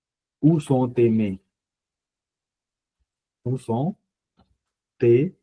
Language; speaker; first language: French; non-native, learner; Punjabi